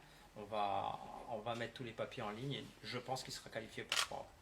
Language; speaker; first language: French; native; French